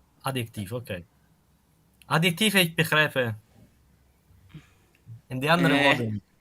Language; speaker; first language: Dutch; non-native, fluent; Italian